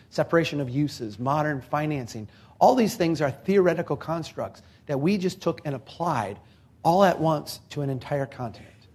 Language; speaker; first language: English; native; English